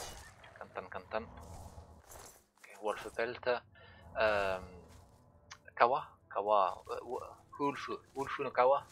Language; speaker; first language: Japanese; non-native, learner; French